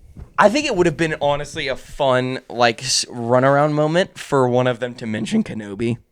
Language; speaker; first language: English; native; English